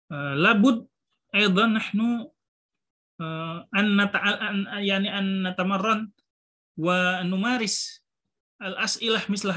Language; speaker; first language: Arabic; non-native, fluent; Indonesian